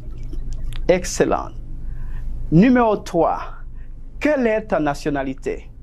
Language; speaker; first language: French; non-native, fluent; Spanish